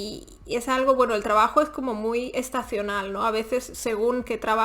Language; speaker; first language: Spanish; non-native, learner; Polish